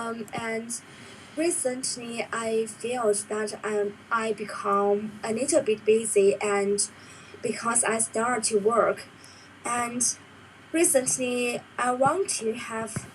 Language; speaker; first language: English; non-native, learner; Chinese